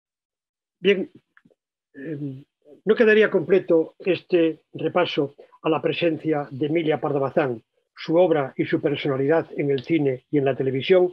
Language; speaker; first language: Spanish; native; Spanish